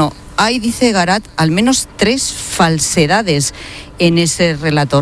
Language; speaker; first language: Spanish; native; Spanish